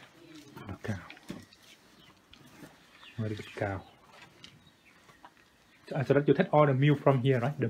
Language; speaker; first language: English; non-native, learner; Vietnamese